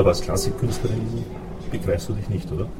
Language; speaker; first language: German; native; German